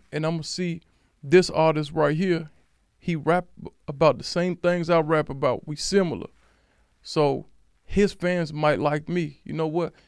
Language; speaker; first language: English; native; English